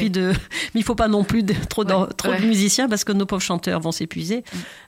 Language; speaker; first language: French; native; French